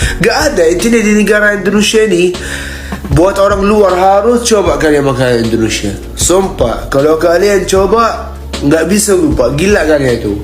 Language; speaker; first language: Indonesian; non-native, fluent; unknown